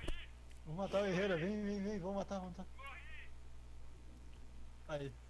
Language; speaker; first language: Portuguese; native; Portuguese